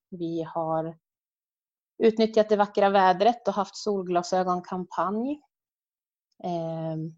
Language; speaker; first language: Swedish; native; Swedish